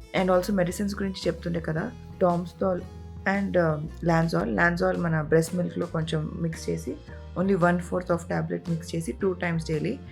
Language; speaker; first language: Telugu; non-native, local second language; Urdu